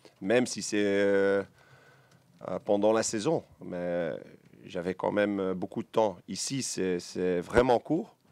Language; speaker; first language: French; non-native, learner; Dutch